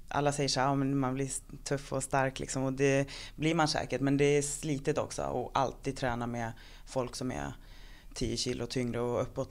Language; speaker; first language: Swedish; native; Swedish